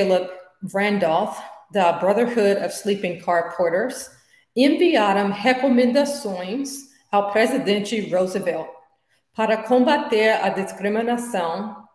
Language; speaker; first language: Portuguese; non-native, learner; English